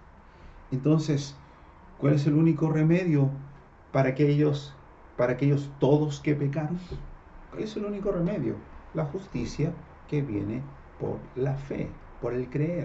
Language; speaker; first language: Spanish; native; Spanish